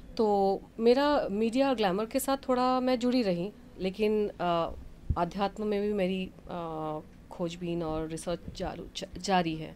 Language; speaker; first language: Hindi; non-native, local second language; Bangla